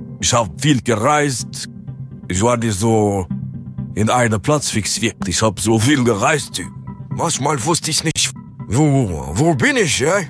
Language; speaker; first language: German; non-native, learner; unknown